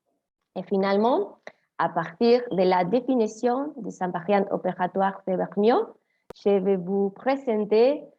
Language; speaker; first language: French; non-native, fluent; Spanish